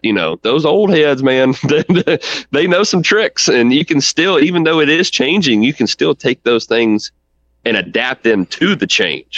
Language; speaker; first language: English; native; English